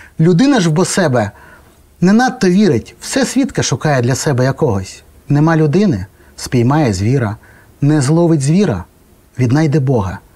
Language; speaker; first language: Ukrainian; native; Ukrainian